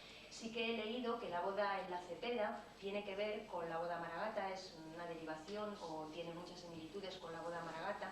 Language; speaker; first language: Spanish; native; Spanish